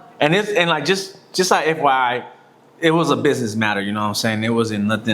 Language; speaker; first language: English; native; English